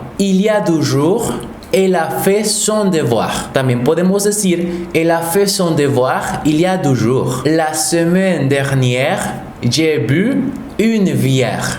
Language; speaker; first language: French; non-native, fluent; Spanish